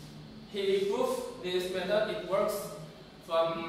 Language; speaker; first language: English; non-native, learner; Indonesian